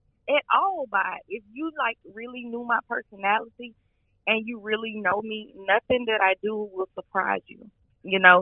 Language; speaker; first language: English; native; English